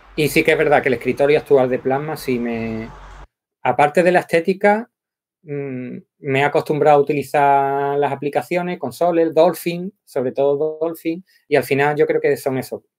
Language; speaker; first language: Spanish; native; Spanish